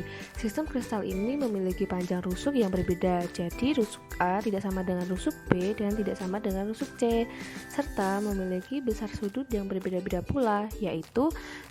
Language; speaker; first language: Indonesian; native; Indonesian